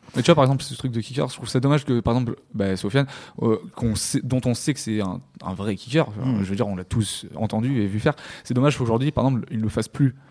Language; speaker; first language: French; native; French